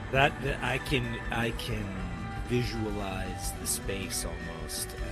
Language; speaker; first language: English; native; English